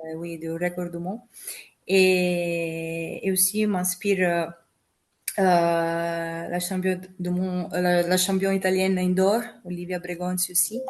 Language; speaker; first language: French; non-native, fluent; Italian